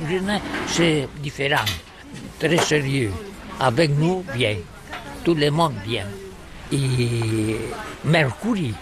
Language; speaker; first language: French; non-native, learner; Catalan